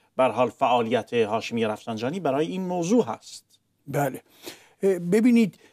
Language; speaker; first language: Persian; non-native, local second language; Arabic